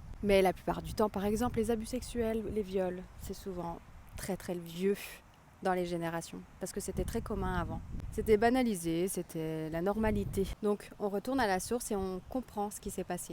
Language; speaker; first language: French; native; French